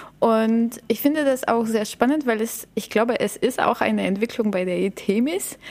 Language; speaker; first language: German; non-native, fluent; Bulgarian